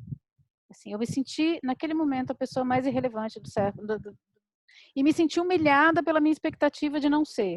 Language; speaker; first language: Portuguese; native; Portuguese